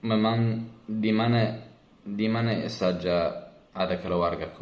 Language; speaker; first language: Indonesian; non-native, learner; English